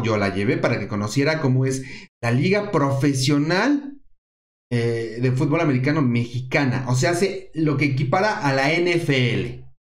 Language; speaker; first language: Spanish; native; Spanish